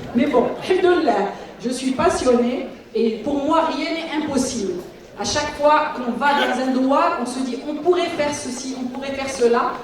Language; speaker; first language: French; non-native, local second language; Arabic